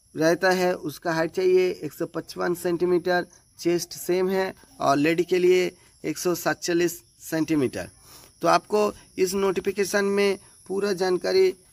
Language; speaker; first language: Hindi; non-native, local second language; Bangla